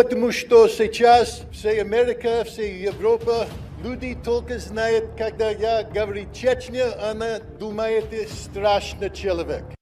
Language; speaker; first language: Russian; non-native, learner; English